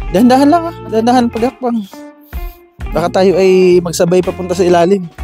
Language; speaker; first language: Filipino; non-native, local second language; Waray